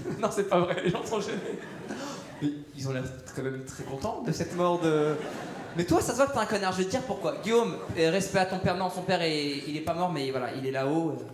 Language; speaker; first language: French; early bilingual, other home language; Persian